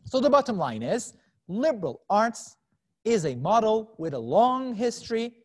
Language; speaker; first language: English; non-native, fluent; Turkish